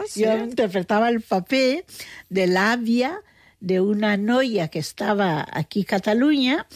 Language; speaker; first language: Catalan; non-native, fluent; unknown